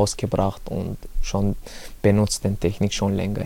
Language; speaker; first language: German; early bilingual, other home language; Chechen